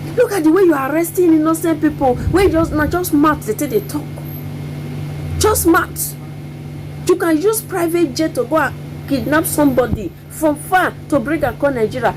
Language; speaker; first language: Nigerian Pidgin; native; Nigerian Pidgin